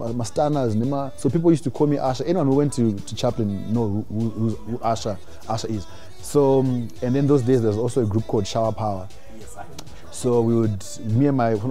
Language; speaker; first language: English; non-native, local second language; Shona